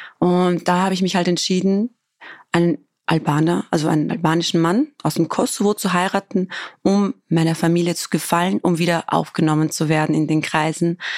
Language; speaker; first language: German; early bilingual, other home language; Albanian